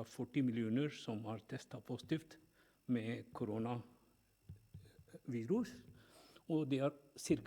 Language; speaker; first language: Norwegian; non-native, fluent; Punjabi